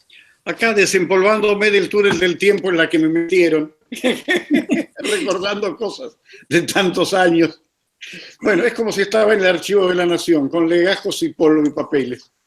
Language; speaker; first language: Spanish; native; Spanish